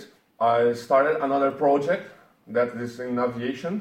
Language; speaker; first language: English; non-native, learner; Portuguese